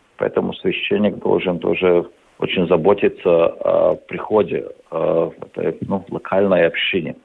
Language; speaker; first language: Russian; non-native, local second language; Latvian